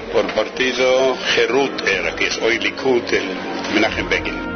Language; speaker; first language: Spanish; non-native, fluent; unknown